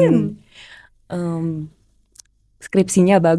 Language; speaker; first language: Indonesian; early bilingual, heritage; German